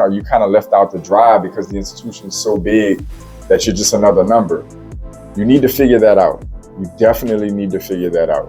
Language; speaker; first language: English; native; English